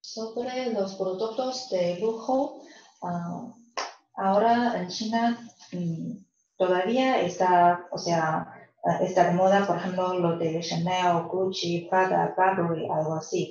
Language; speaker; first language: Spanish; non-native, fluent; Chinese